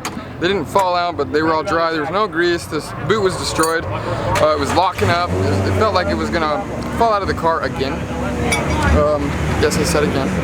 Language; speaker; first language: English; native; English